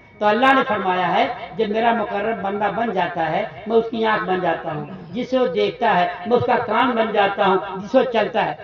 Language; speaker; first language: Urdu; native; Urdu